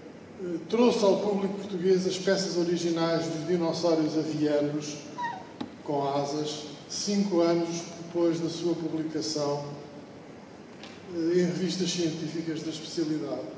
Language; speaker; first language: Portuguese; native; Portuguese